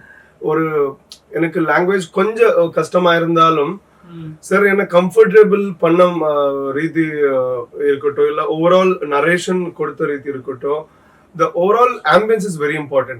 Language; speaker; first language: Tamil; non-native, learner; Tulu